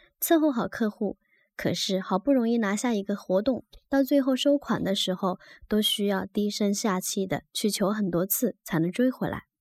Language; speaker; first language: Chinese; native; Chinese